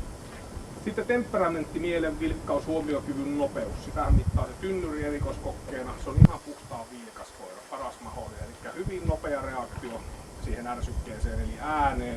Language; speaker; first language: Finnish; native; Finnish